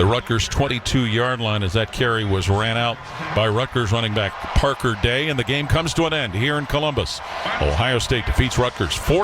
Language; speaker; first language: English; native; English